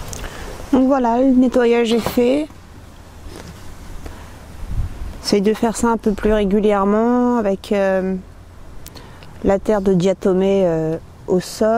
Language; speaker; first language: French; native; French